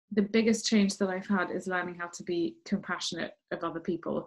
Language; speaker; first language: English; native; English